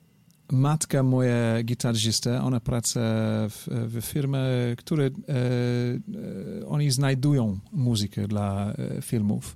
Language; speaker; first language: Polish; non-native, learner; English